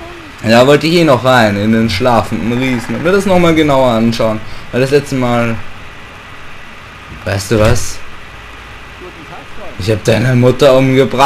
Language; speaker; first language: German; native; German